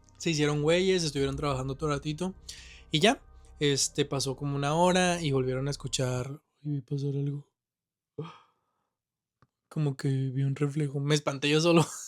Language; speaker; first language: Spanish; native; Spanish